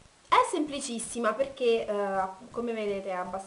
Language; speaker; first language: Italian; native; Italian